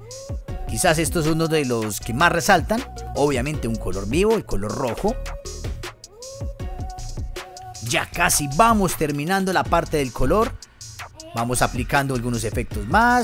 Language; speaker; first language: Spanish; native; Spanish